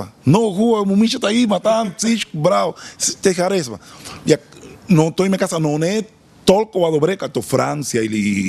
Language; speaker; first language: Bulgarian; non-native, learner; Spanish